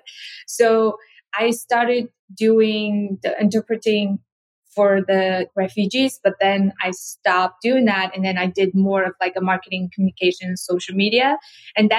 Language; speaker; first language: English; non-native, fluent; Korean